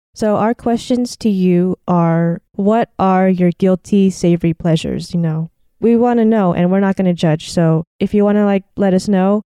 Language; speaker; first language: English; native; English